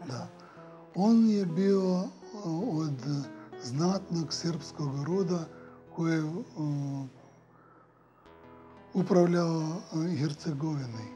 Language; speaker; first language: Ukrainian; early bilingual, heritage; Serbian